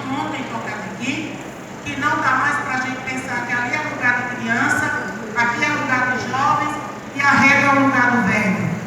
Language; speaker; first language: Portuguese; native; Portuguese